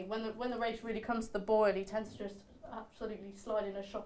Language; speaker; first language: English; native; English